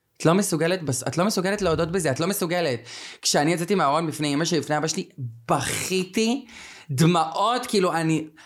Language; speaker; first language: Hebrew; native; Hebrew